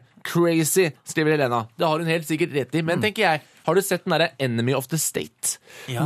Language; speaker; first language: Norwegian; native; Norwegian